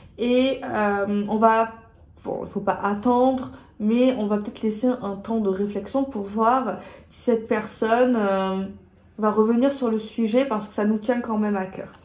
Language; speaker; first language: French; native; French